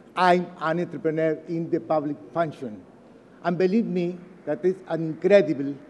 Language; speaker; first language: English; non-native, learner; Spanish